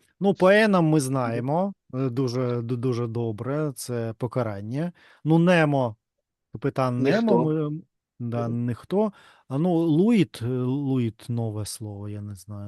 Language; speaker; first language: Ukrainian; non-native, learner; Russian